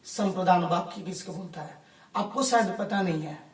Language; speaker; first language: Hindi; non-native, local second language; Bangla